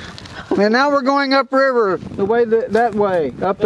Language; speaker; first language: English; native; English